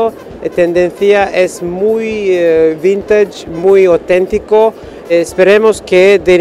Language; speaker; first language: Spanish; non-native, learner; Turkish